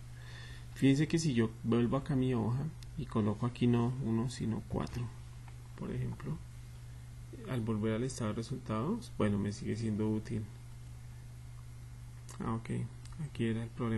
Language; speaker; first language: Spanish; native; Spanish